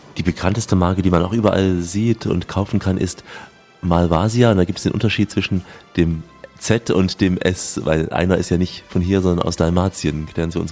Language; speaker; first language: German; native; German